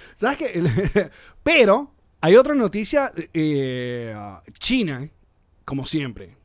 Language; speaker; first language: Spanish; native; Spanish